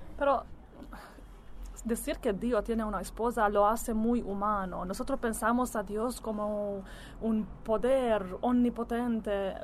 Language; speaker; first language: Spanish; non-native, learner; Italian